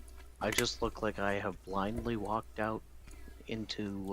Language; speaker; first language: English; native; English